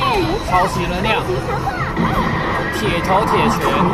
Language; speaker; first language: Chinese; native; Chinese